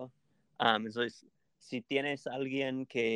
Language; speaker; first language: Spanish; non-native, fluent; English